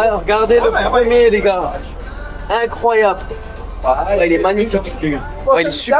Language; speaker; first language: French; native; French